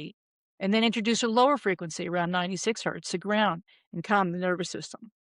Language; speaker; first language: English; native; English